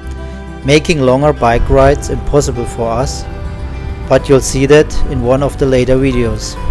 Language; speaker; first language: English; non-native, learner; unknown